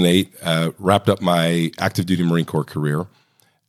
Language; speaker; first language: English; native; English